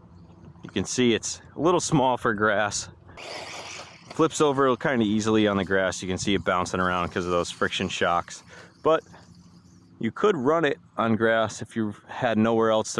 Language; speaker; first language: English; native; English